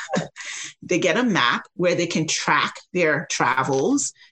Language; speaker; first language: English; non-native, local second language; Yoruba